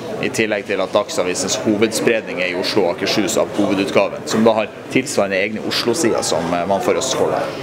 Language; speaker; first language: Norwegian; native; Norwegian